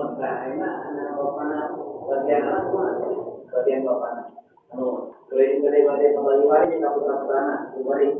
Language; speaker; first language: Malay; non-native, local second language; Sundanese